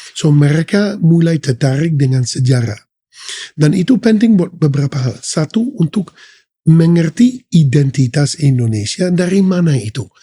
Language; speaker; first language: Indonesian; non-native, fluent; Dutch